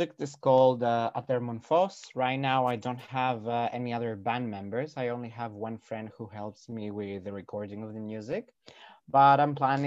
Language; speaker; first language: English; non-native, fluent; Greek